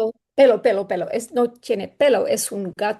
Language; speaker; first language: Spanish; non-native, learner; English